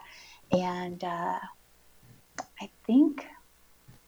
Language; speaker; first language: English; native; English